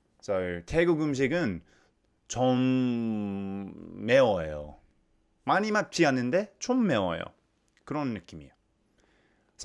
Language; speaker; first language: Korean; non-native, learner; English